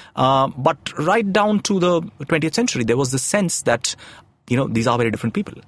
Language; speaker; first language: English; non-native, local second language; Tamil